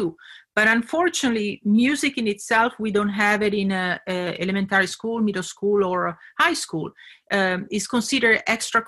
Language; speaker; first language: English; non-native, fluent; Italian